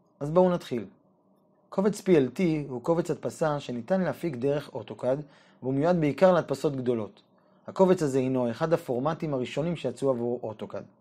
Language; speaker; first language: Hebrew; native; Hebrew